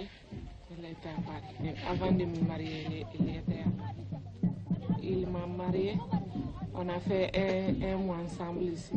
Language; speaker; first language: French; non-native, local second language; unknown